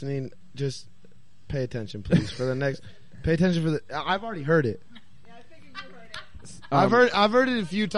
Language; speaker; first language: English; native; English